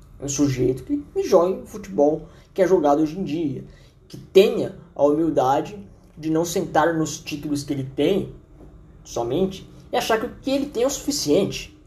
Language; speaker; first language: Portuguese; native; Portuguese